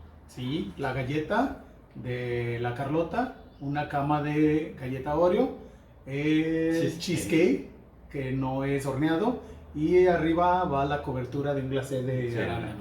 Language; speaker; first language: Spanish; native; Spanish